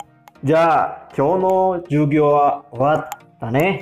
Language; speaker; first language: Japanese; non-native, learner; Indonesian